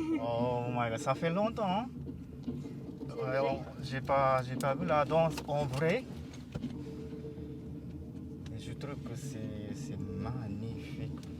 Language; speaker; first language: French; non-native, learner; Japanese